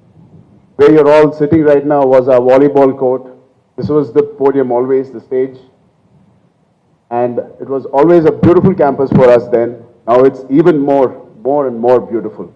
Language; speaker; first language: English; non-native, local second language; Telugu